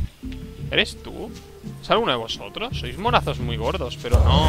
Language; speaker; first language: Spanish; native; Spanish